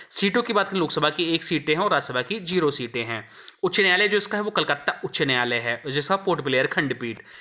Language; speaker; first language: Hindi; native; Hindi